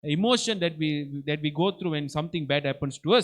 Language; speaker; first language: English; non-native, local second language; Tamil